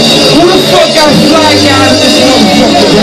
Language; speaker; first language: English; native; English